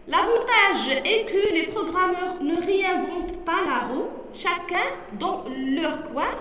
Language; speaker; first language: French; non-native, local second language; Arabic